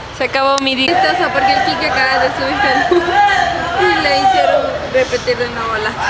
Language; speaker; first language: Spanish; native; Spanish